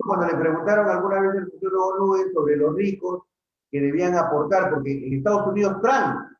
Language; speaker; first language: Spanish; native; Spanish